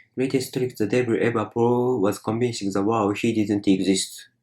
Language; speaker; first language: English; non-native, learner; Japanese